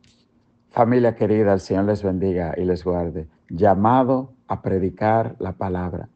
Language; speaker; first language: Spanish; native; Spanish